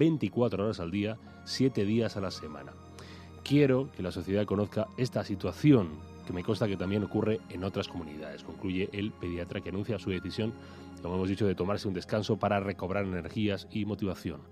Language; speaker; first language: Spanish; native; Spanish